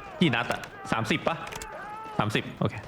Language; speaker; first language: Thai; native; Thai